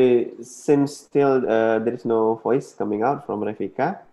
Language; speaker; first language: English; non-native, local second language; Indonesian